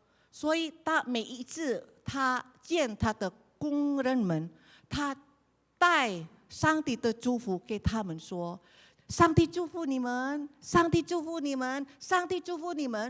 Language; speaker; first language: Chinese; non-native, learner; Indonesian